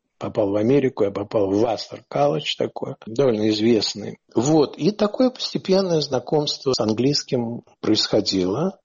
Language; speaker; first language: Russian; native; Russian